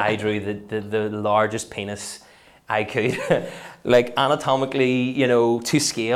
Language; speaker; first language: English; native; English